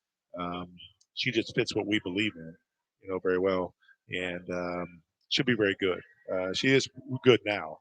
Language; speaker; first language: English; native; English